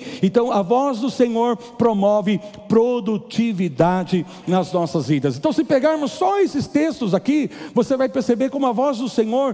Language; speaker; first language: Portuguese; native; Portuguese